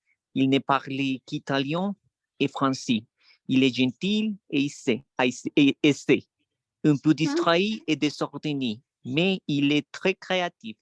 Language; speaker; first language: French; non-native, learner; Spanish